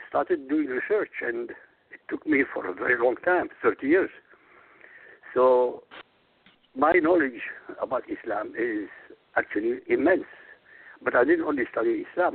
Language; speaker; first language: English; non-native, fluent; Arabic